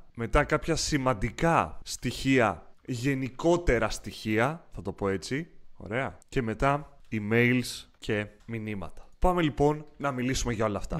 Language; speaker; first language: Greek; native; Greek